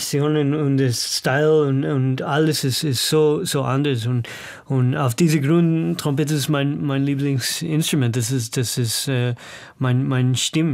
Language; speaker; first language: German; non-native, learner; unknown